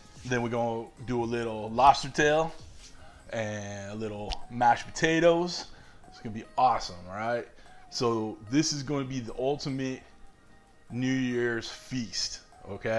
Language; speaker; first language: English; native; English